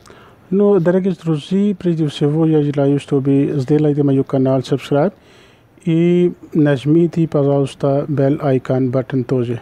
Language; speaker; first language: Russian; non-native, learner; Urdu